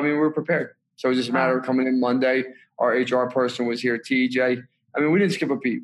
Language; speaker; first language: English; native; English